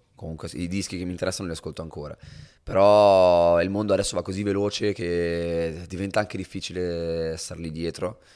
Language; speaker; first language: Italian; native; Italian